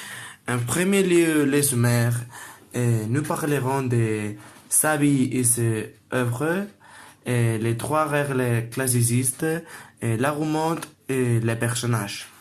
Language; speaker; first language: French; non-native, learner; Spanish